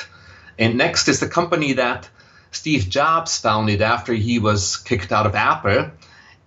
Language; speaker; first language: English; non-native, fluent; German